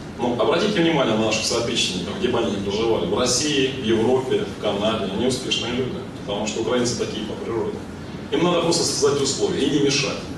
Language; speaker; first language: Russian; non-native, local second language; Ukrainian